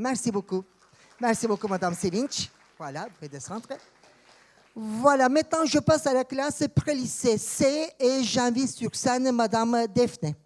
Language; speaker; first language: French; non-native, fluent; Turkish